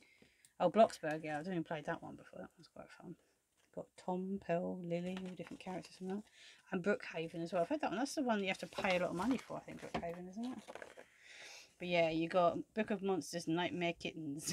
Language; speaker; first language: English; native; English